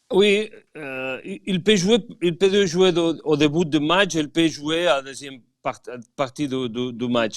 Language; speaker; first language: French; non-native, fluent; Catalan